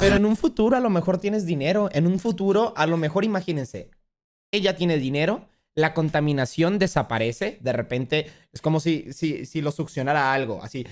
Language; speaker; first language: Spanish; native; Spanish